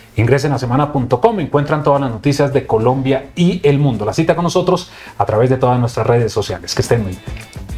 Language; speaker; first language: Spanish; native; Spanish